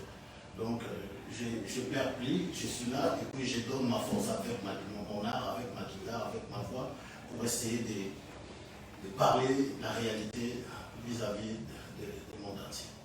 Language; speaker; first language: French; non-native, local second language; Lingala